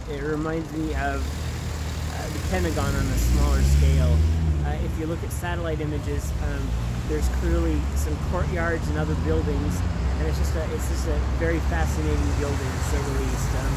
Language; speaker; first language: English; native; English